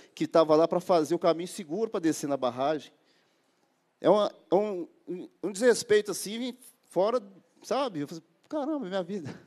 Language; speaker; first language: Portuguese; native; Portuguese